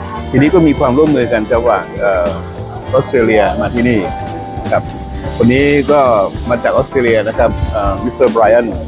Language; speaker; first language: Thai; native; Thai